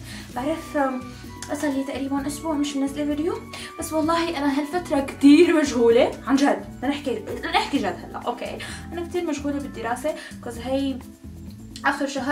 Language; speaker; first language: Arabic; native; Arabic